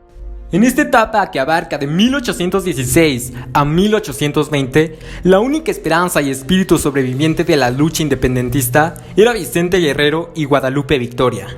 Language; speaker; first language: Spanish; native; Spanish